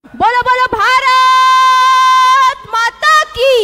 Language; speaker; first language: Hindi; non-native, local second language; Marathi